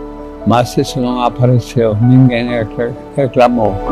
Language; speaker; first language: Portuguese; non-native, fluent; German